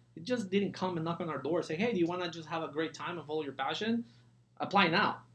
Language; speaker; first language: English; early bilingual, other home language; Spanish